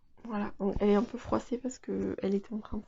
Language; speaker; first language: French; native; French